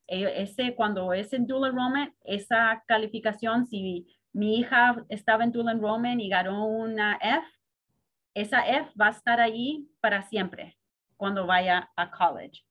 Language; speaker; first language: Spanish; early bilingual, heritage; Spanish